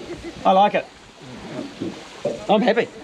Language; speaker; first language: English; native; English